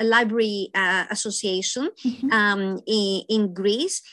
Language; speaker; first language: English; non-native, fluent; Greek